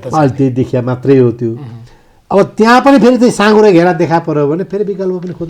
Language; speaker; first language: Nepali; native; Nepali